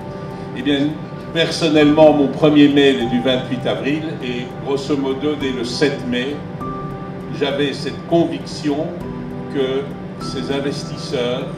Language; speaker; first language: French; native; French